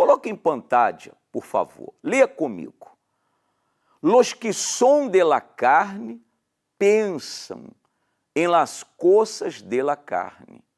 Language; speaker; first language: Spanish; non-native, learner; Portuguese